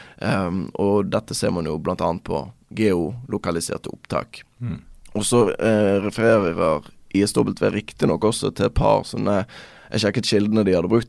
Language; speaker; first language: Norwegian; native; Norwegian